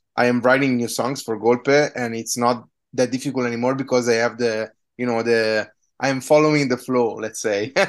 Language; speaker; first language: English; non-native, fluent; Italian